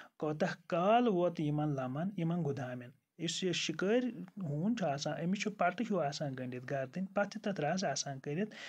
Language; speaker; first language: English; non-native, local second language; Kashmiri